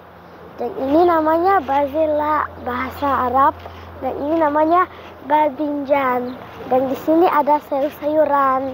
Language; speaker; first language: Indonesian; early bilingual, heritage; Indonesian